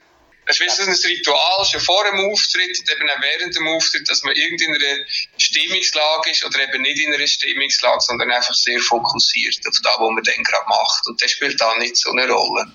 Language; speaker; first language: German; native; German